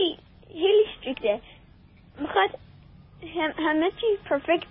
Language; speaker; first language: Persian; early bilingual, heritage; Persian